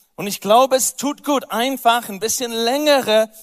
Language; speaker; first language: German; non-native, fluent; English